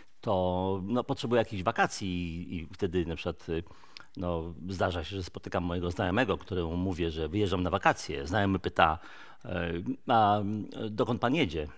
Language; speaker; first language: Polish; native; Polish